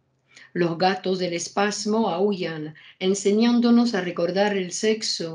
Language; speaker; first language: Spanish; native; Spanish